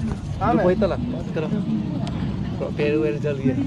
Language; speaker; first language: Hindi; non-native, local second language; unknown